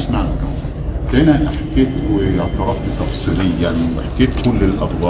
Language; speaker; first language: Arabic; native; Arabic